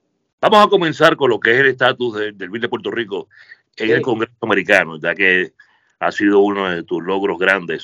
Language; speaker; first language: Spanish; native; Spanish